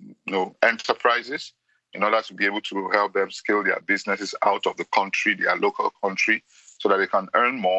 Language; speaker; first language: English; non-native, local second language; Yoruba